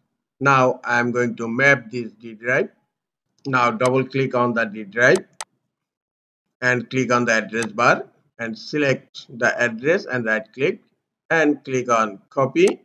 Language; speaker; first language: English; non-native, local second language; Bangla